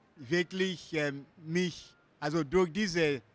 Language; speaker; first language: German; non-native, fluent; Igbo